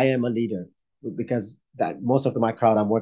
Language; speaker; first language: English; non-native, local second language; Urdu